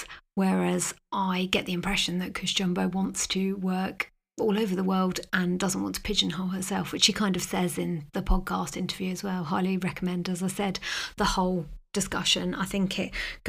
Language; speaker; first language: English; native; English